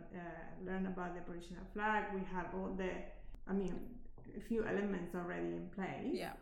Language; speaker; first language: English; non-native, fluent; Spanish